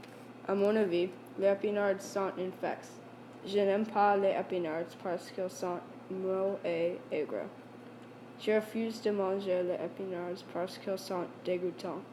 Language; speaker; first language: French; non-native, learner; English